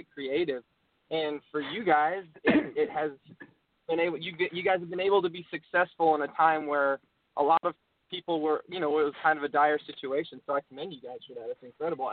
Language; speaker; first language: English; native; English